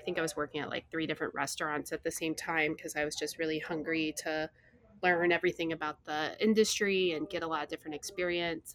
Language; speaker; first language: English; native; English